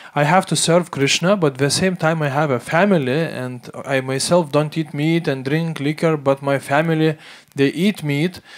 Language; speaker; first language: English; non-native, fluent; Lithuanian